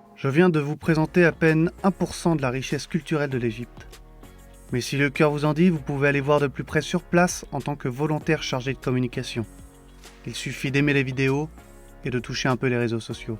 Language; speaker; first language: French; native; French